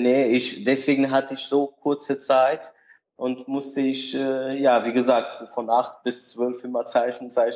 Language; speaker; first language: German; non-native, learner; Portuguese